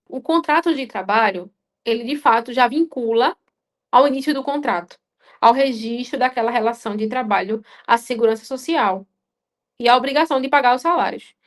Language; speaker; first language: Portuguese; native; Portuguese